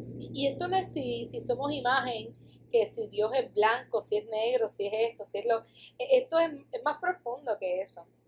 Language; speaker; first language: Spanish; native; Spanish